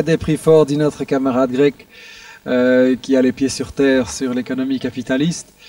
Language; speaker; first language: French; native; French